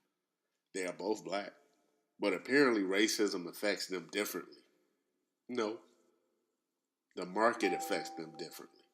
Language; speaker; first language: English; native; English